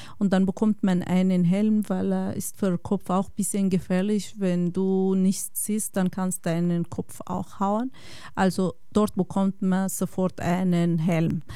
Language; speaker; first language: German; non-native, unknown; Bosnian